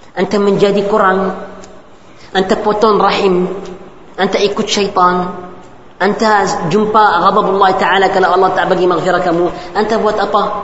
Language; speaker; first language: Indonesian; non-native, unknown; Arabic